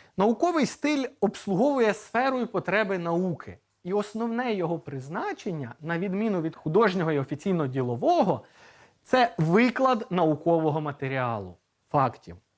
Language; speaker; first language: Ukrainian; native; Ukrainian